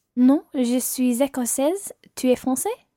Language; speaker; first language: French; non-native, learner; English